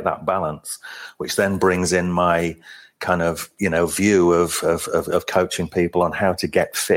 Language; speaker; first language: English; native; English